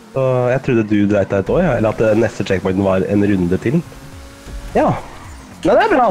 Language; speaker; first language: Norwegian; native; Norwegian